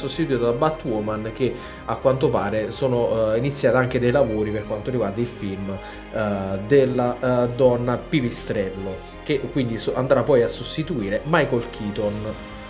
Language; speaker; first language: Italian; native; Italian